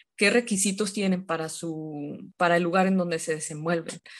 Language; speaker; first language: Spanish; native; Spanish